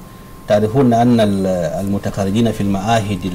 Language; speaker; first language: Arabic; non-native, fluent; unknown